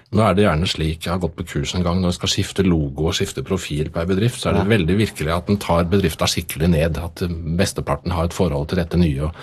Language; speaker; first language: Norwegian; native; Norwegian